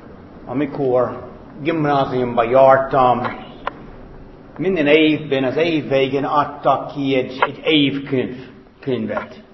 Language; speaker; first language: Hungarian; non-native, fluent; English